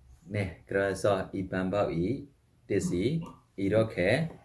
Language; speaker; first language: Korean; non-native, fluent; Burmese